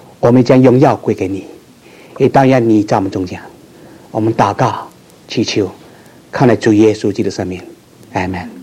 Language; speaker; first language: Chinese; non-native, local second language; Min Nan Chinese